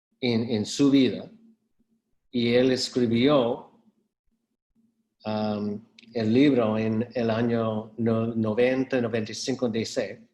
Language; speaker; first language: Spanish; non-native, fluent; English